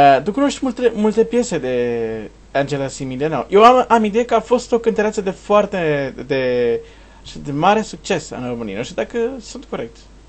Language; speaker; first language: Romanian; non-native, learner; Portuguese